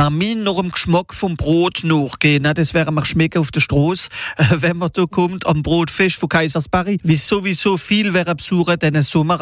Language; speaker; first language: German; non-native, local second language; Swiss German